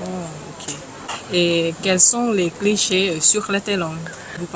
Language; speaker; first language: French; non-native, learner; Thai